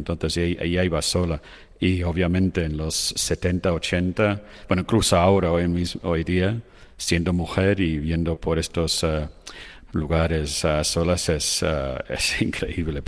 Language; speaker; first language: Spanish; non-native, fluent; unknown